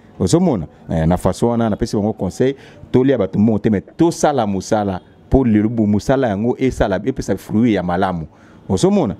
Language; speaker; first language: Lingala; non-native, local second language; Kituba (Democratic Republic of Congo)